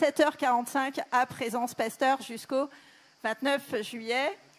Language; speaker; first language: French; native; French